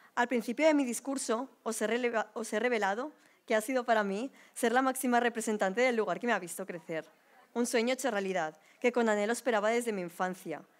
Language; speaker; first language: Spanish; native; Spanish